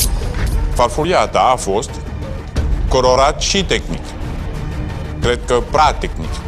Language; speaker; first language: Romanian; non-native, learner; French